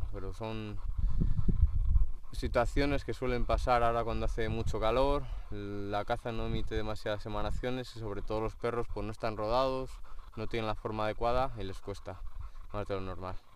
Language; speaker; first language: Spanish; native; Spanish